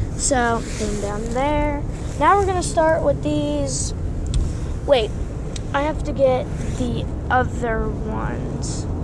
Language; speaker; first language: English; native; English